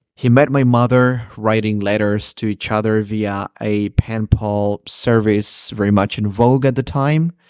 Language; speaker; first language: English; early bilingual, other home language; Spanish